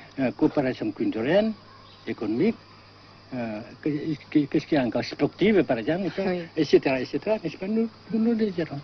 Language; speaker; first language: French; non-native, local second language; Vietnamese